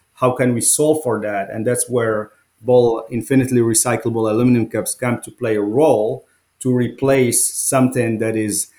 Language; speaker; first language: English; non-native, fluent; Arabic